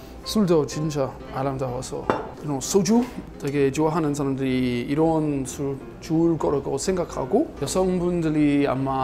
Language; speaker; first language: Korean; non-native, learner; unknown